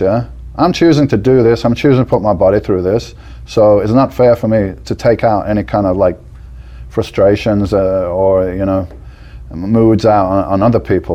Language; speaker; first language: English; native; English